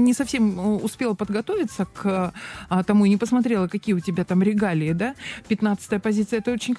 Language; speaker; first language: Russian; native; Russian